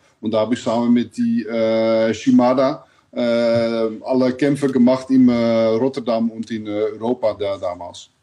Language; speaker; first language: German; non-native, learner; Dutch